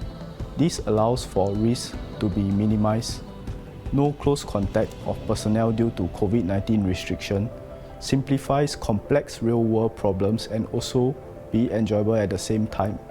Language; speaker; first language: English; non-native, local second language; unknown